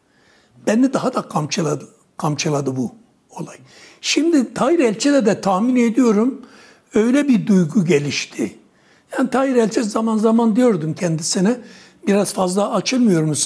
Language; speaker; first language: Turkish; non-native, local second language; Kurdish